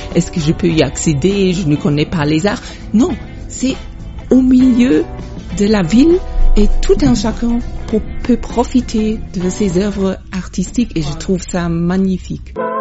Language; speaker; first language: French; non-native, fluent; German